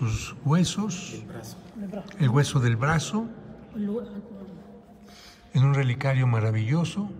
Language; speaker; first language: Spanish; native; Spanish